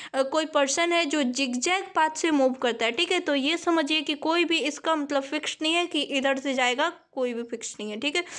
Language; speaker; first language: Hindi; native; Hindi